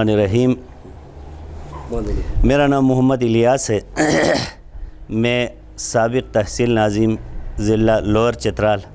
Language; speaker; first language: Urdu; non-native, local second language; Khowar